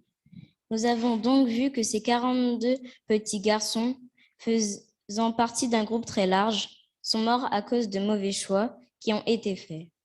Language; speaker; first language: French; native; French